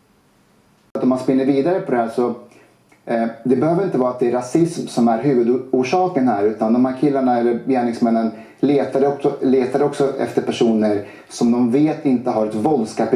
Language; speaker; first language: Swedish; early bilingual, other home language; Persian